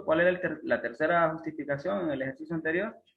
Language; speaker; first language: Spanish; native; Spanish